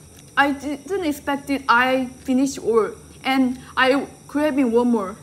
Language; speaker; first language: English; non-native, learner; Korean